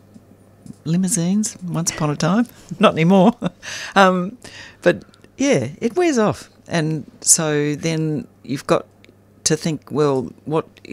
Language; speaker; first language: English; native; English